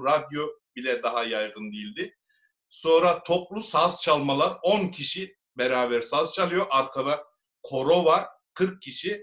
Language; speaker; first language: Turkish; native; Turkish